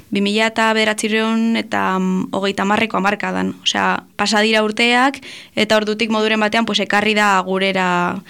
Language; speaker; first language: Basque; non-native, local second language; Spanish